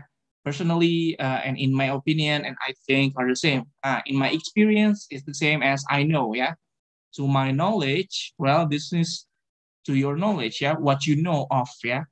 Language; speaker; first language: English; non-native, fluent; Indonesian